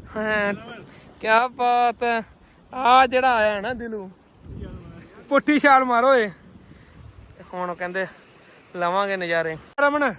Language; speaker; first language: Punjabi; native; Punjabi